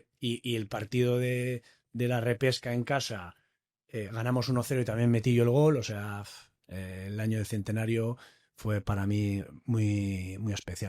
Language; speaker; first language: Spanish; native; Spanish